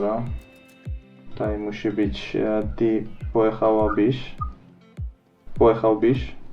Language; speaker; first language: Polish; non-native, learner; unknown